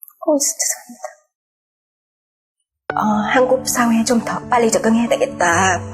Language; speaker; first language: Korean; non-native, fluent; Vietnamese